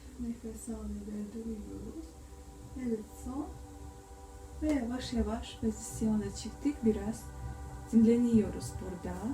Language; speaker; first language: Turkish; non-native, learner; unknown